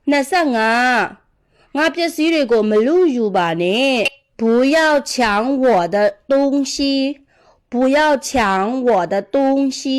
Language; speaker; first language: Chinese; non-native, fluent; Burmese